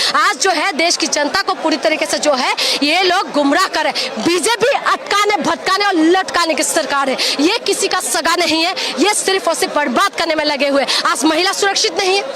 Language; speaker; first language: Hindi; non-native, local second language; Assamese